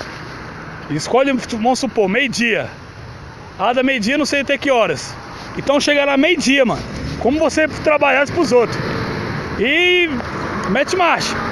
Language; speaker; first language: Portuguese; native; Portuguese